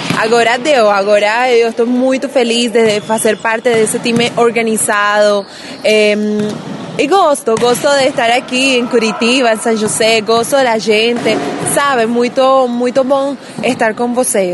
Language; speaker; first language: Portuguese; non-native, learner; Spanish